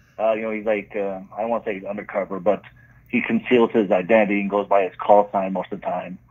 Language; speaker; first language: English; native; English